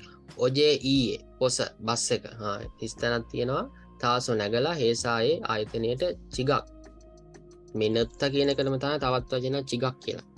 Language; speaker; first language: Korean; non-native, learner; Sinhala